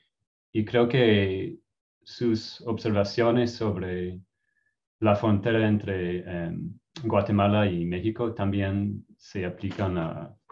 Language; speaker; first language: Spanish; non-native, fluent; English